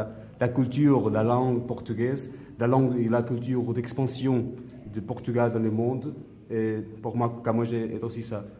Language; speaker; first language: French; non-native, learner; Portuguese